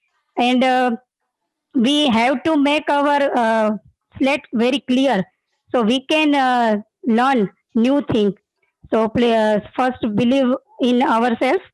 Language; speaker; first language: English; non-native, learner; Gujarati